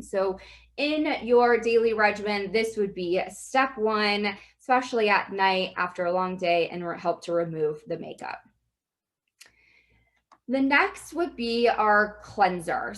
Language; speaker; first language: English; native; English